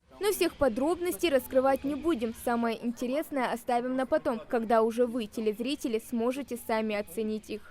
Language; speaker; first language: Russian; non-native, local second language; Ingush